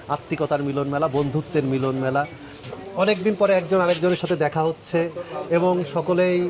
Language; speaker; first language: Bangla; native; Bangla